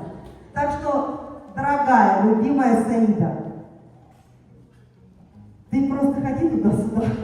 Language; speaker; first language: Russian; native; Russian